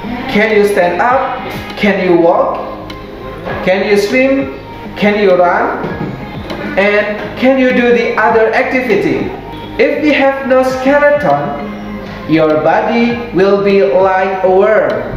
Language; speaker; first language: English; non-native, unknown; Indonesian